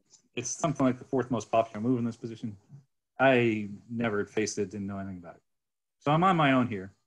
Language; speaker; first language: English; native; English